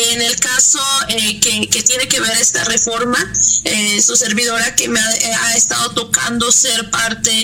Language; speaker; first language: Spanish; native; Spanish